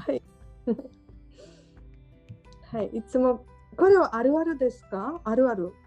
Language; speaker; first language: Japanese; non-native, learner; Georgian